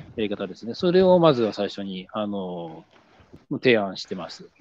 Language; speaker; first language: Japanese; native; Japanese